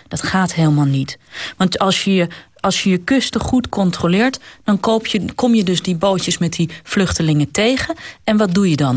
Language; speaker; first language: Dutch; native; Dutch